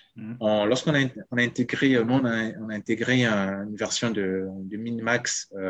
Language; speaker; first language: French; non-native, local second language; Sango